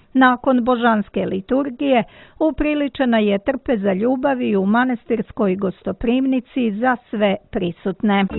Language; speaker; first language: Serbian; native; Serbian